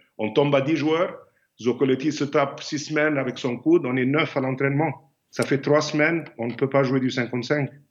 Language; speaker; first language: French; non-native, fluent; Arabic